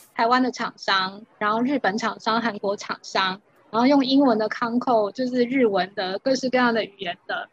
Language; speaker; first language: Chinese; native; Chinese